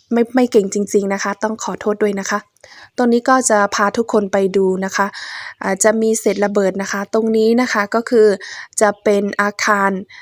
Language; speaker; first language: Thai; non-native, local second language; Shan